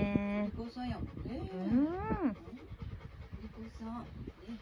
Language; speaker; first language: Japanese; native; Japanese